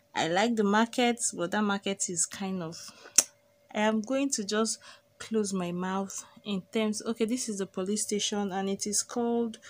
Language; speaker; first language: English; non-native, local second language; Igbo